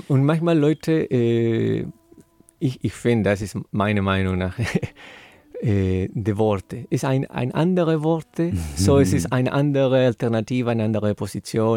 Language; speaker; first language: German; non-native, learner; Spanish